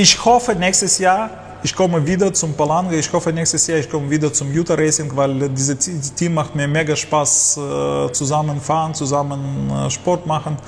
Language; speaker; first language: German; non-native, learner; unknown